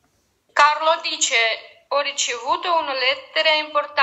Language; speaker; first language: Italian; non-native, learner; Russian